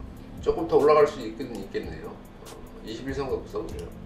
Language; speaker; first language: Korean; native; Korean